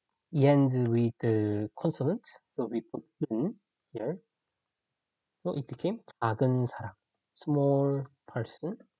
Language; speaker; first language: English; non-native, fluent; Korean